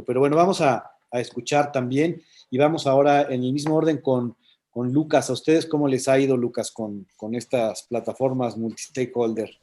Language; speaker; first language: Spanish; native; Spanish